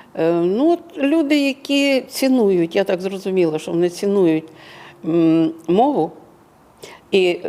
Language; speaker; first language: Ukrainian; non-native, local second language; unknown